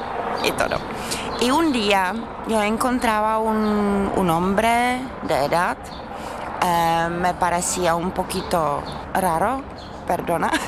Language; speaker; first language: Spanish; non-native, fluent; Czech